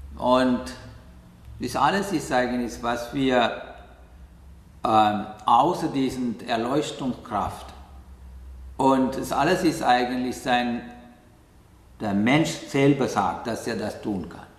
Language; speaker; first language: German; non-native, learner; Sinhala